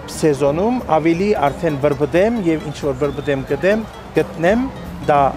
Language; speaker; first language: Armenian; early bilingual, heritage; Armenian